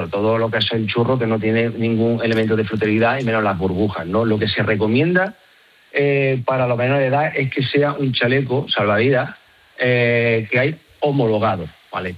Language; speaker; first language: Spanish; native; Spanish